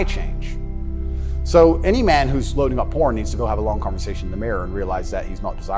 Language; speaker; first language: English; native; English